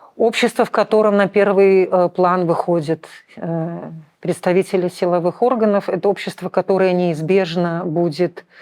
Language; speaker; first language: Russian; native; Russian